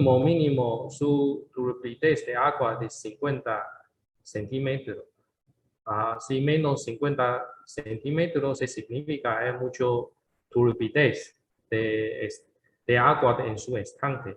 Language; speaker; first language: Spanish; non-native, learner; Chinese